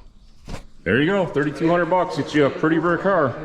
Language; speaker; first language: English; native; English